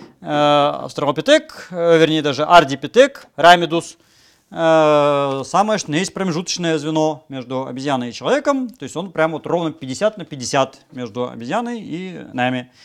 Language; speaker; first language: Russian; native; Russian